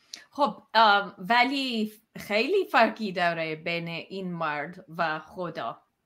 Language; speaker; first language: Persian; non-native, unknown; English